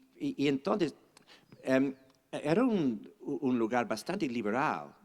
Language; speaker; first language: Spanish; non-native, fluent; English